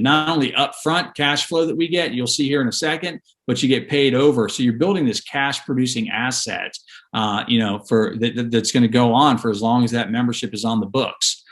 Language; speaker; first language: English; native; English